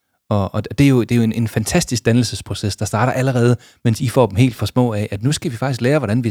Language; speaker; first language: Danish; native; Danish